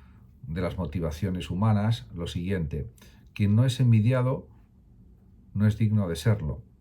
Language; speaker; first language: Spanish; native; Spanish